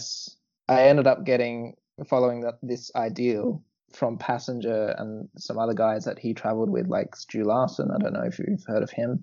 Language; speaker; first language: English; native; English